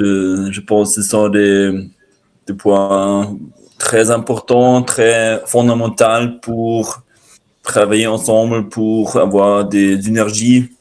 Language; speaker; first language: French; non-native, fluent; German